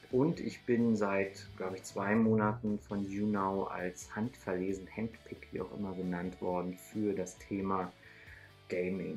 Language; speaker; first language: German; native; German